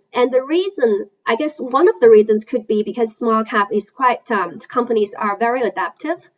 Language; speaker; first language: English; non-native, fluent; Chinese